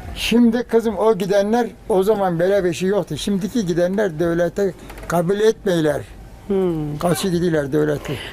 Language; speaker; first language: Turkish; native; Turkish